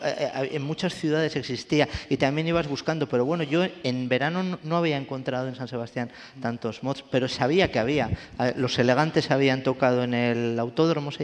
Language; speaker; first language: Spanish; native; Spanish